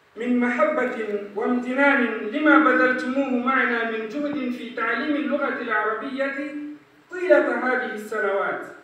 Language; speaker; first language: Arabic; non-native, fluent; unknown